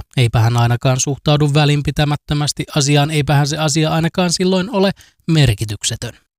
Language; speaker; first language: Finnish; native; Finnish